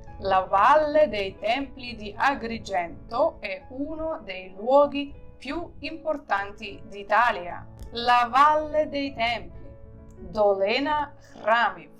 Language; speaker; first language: Italian; non-native, fluent; Ukrainian